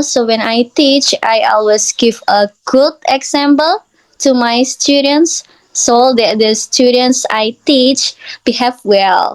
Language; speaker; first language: English; non-native, learner; Indonesian